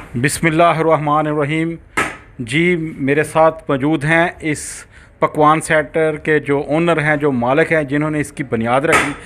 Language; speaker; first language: Urdu; non-native, local second language; Punjabi